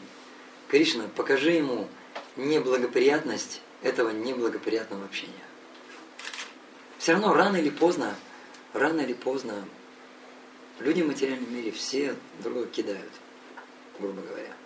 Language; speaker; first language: Russian; native; Russian